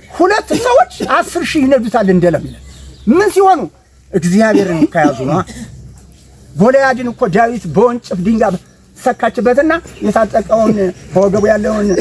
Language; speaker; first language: Amharic; native; Amharic